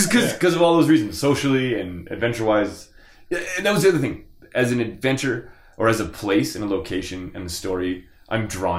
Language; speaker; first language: English; native; English